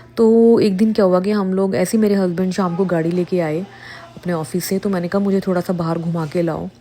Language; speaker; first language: Hindi; native; Hindi